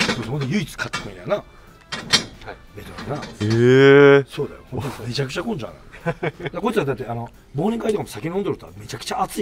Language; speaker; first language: Japanese; native; Japanese